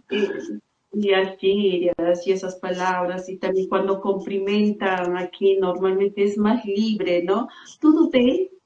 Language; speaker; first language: Portuguese; non-native, fluent; Spanish